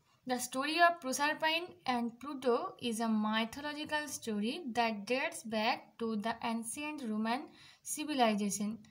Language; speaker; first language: English; non-native, local second language; Bangla